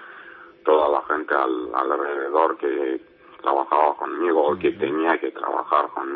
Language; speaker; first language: Spanish; non-native, learner; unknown